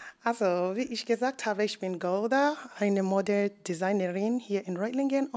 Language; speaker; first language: German; non-native, fluent; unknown